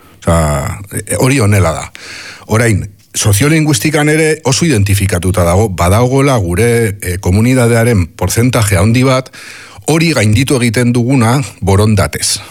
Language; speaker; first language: Basque; non-native, local second language; Spanish